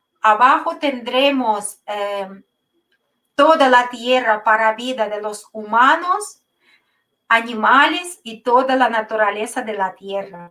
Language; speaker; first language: Spanish; non-native, fluent; Russian